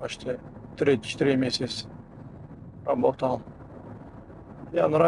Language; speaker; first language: Russian; non-native, local second language; Kyrgyz